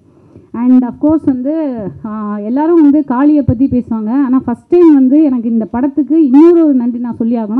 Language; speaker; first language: Tamil; native; Tamil